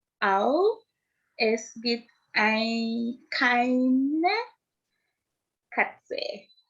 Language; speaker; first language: German; non-native, learner; English